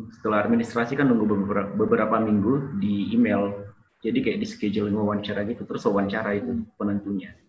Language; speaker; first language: Indonesian; native; Indonesian